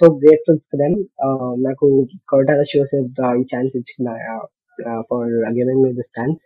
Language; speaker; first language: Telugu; non-native, learner; Kannada